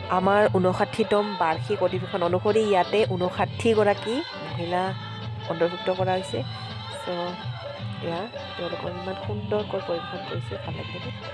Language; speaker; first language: Assamese; non-native, local second language; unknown